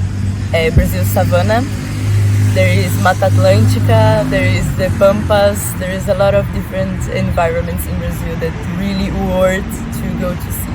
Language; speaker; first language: English; non-native, fluent; Portuguese